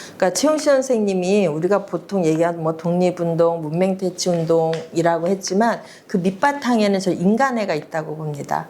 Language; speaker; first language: Korean; native; Korean